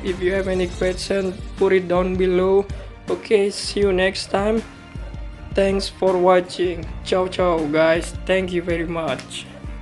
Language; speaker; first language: English; non-native, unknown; Indonesian